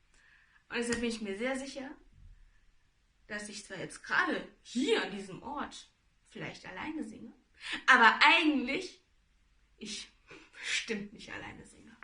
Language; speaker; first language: German; native; German